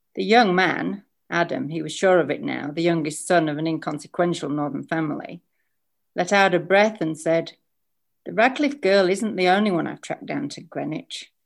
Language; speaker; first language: English; native; English